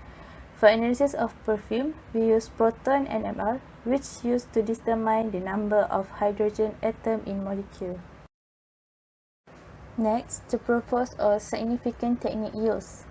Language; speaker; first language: English; non-native, fluent; Malay